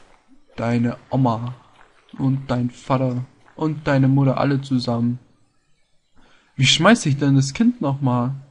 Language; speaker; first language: German; native; German